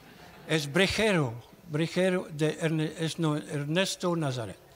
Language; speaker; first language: Spanish; non-native, learner; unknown